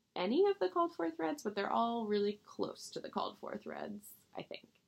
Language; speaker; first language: English; native; English